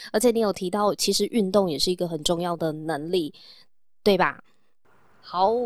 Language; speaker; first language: Chinese; native; Chinese